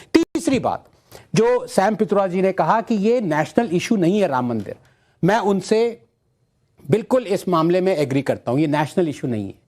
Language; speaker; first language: Hindi; non-native, local second language; Tamil